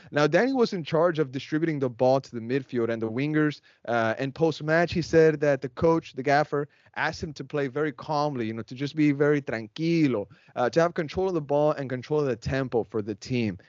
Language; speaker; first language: English; native; English